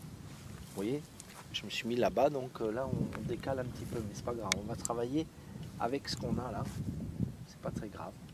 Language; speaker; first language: French; native; French